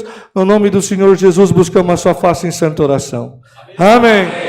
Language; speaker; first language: Portuguese; native; Portuguese